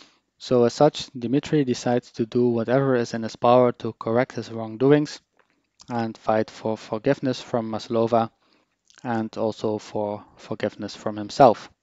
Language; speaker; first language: English; non-native, fluent; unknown